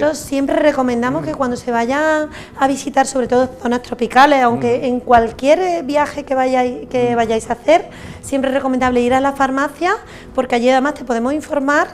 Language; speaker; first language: Spanish; native; Spanish